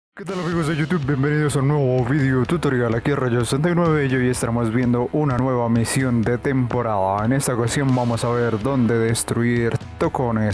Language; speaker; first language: Spanish; native; Spanish